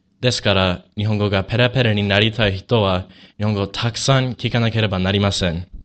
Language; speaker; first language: Japanese; non-native, learner; English